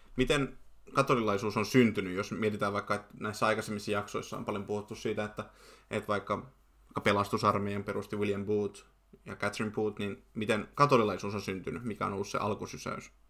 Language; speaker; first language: Finnish; native; Finnish